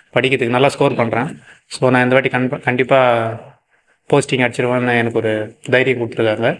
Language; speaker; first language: Tamil; non-native, local second language; Telugu